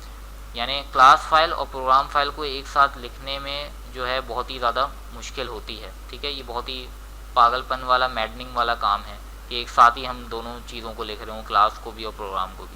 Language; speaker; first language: Hindi; native; Hindi